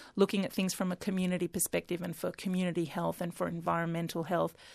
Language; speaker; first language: English; native; English